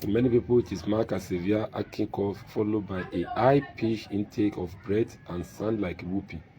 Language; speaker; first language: English; non-native, local second language; Yoruba